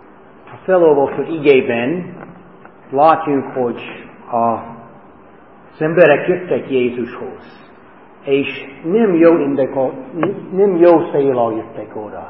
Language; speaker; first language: Hungarian; non-native, fluent; English